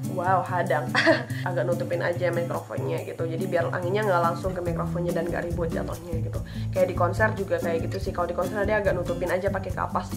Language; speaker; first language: Indonesian; non-native, local second language; Minangkabau